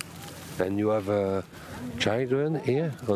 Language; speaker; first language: English; non-native, fluent; French